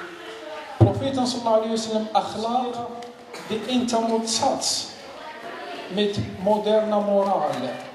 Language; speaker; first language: Swedish; non-native, learner; Arabic